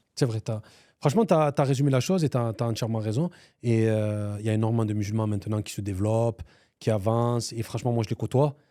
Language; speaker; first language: French; early bilingual, other home language; Arabic